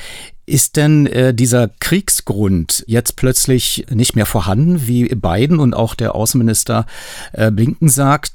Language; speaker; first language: German; native; German